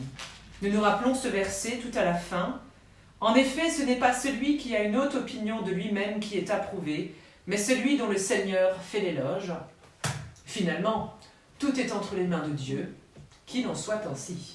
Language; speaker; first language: French; native; French